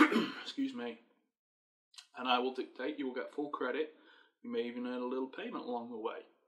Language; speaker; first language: English; native; English